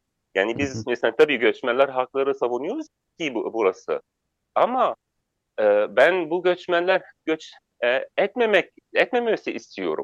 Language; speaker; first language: Turkish; non-native, fluent; Arabic